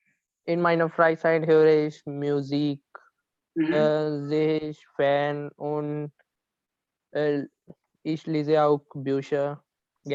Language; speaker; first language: German; non-native, learner; Punjabi